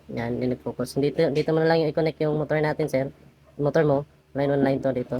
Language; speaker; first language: Filipino; non-native, local second language; Cebuano